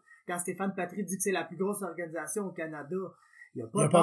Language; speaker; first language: French; native; French